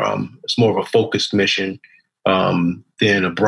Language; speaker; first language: English; native; English